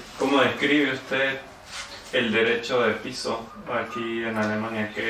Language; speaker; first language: Spanish; non-native, fluent; German